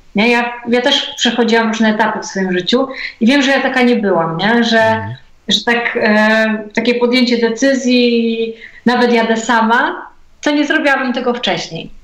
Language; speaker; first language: Polish; native; Polish